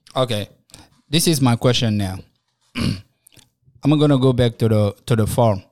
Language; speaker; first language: English; non-native, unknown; French